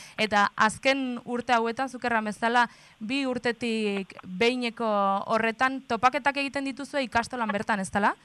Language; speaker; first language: Basque; native; Basque